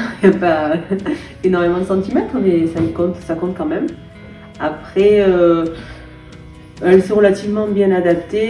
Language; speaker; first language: French; native; French